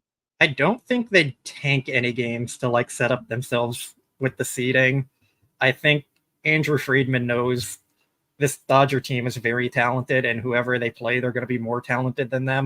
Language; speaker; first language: English; native; English